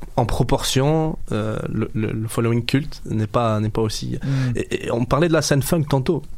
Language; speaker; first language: French; non-native, local second language; Arabic